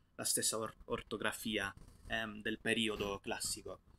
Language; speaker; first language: Spanish; non-native, fluent; English